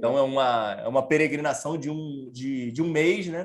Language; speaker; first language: Portuguese; native; Portuguese